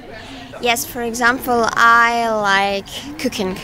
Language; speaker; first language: English; non-native, learner; Russian